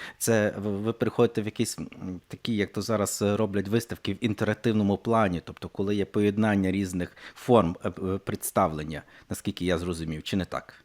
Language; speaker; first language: Ukrainian; native; Ukrainian